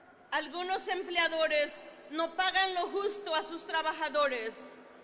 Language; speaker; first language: Spanish; native; Spanish